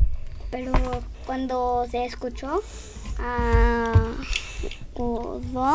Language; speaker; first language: Spanish; early bilingual, other home language; French